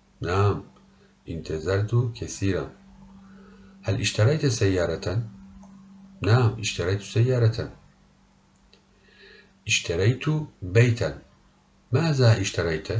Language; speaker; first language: Arabic; non-native, learner; Turkish